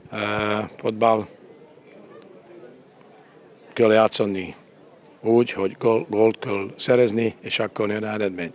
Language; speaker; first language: Hungarian; non-native, fluent; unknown